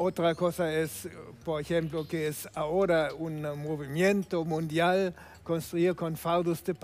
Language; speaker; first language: Spanish; non-native, fluent; German